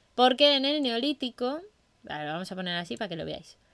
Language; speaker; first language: Spanish; native; Spanish